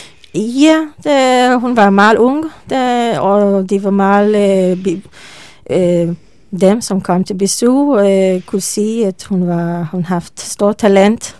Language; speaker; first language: Danish; non-native, learner; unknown